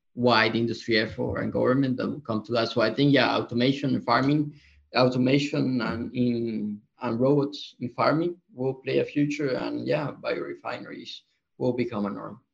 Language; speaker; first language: English; non-native, fluent; Spanish